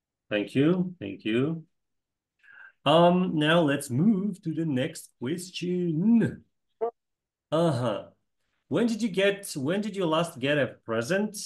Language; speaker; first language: English; non-native, fluent; Kazakh